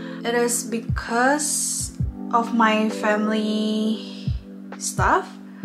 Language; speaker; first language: English; non-native, fluent; Indonesian